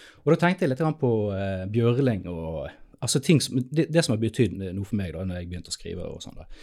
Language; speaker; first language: Norwegian; native; Norwegian